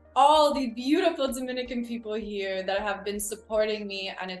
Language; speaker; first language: English; early bilingual, other home language; Spanish